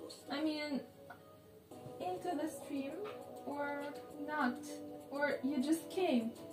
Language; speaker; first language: English; non-native, learner; Russian